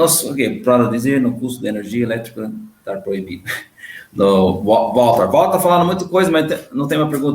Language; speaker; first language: Portuguese; non-native, learner; English